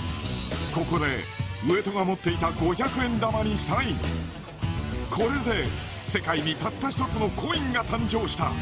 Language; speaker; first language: Japanese; native; Japanese